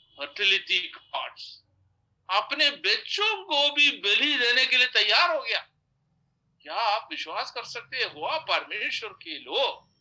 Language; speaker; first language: Hindi; non-native, local second language; Odia